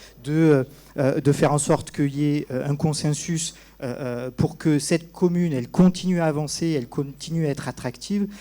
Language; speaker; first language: French; native; French